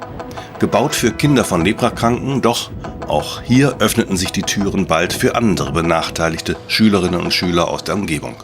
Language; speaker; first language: German; native; German